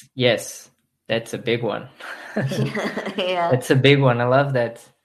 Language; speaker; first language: English; non-native, fluent; Portuguese